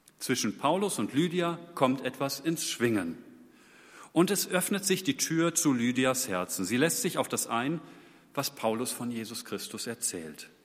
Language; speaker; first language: German; native; German